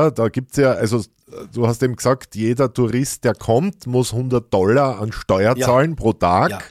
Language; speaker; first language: German; native; German